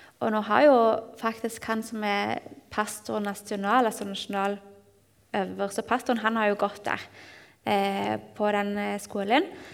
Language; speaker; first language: Norwegian; native; Norwegian